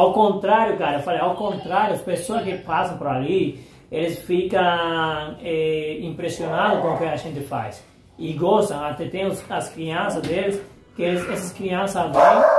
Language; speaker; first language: Portuguese; non-native, fluent; Spanish